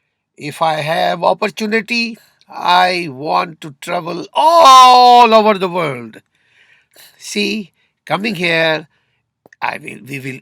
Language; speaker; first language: English; non-native, learner; Urdu